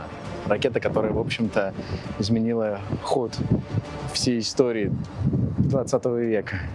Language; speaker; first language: Russian; native; Russian